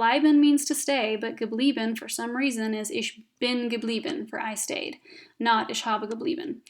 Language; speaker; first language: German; non-native, fluent; English